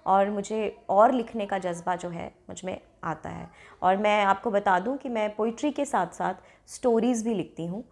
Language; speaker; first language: Hindi; non-native, local second language; Dogri